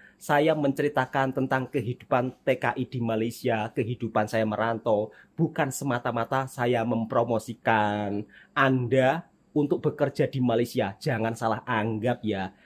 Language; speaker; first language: Indonesian; native; Indonesian